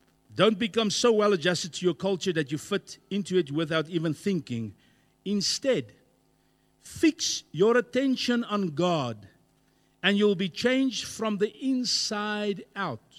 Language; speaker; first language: English; non-native, local second language; Afrikaans